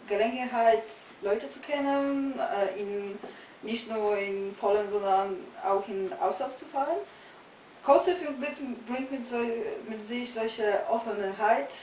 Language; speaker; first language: German; non-native, fluent; Polish